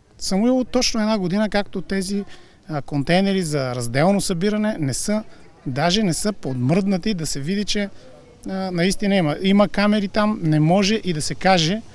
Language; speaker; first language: Bulgarian; native; Bulgarian